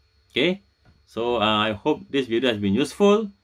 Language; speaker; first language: English; non-native, local second language; Malay